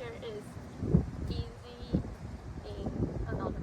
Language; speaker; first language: English; non-native, fluent; Chinese